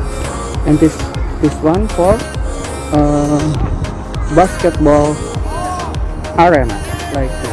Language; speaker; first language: English; non-native, learner; Indonesian